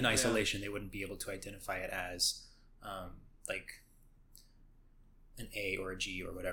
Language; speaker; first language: English; native; English